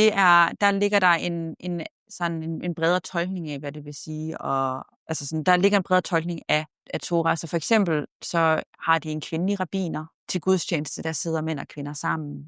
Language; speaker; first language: Danish; native; Danish